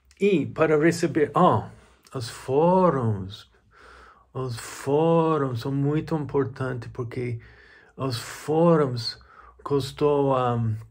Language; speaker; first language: Portuguese; non-native, learner; English